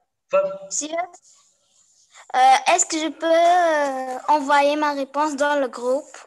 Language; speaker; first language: French; non-native, learner; Arabic